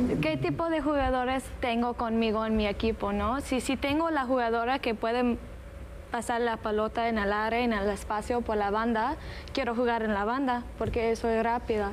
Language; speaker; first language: Spanish; early bilingual, heritage; English